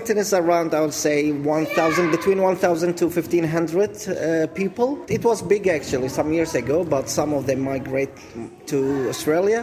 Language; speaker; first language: English; non-native, fluent; Assyrian Neo-Aramaic